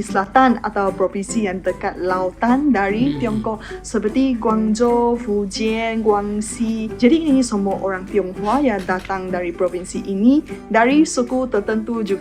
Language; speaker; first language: Indonesian; non-native, fluent; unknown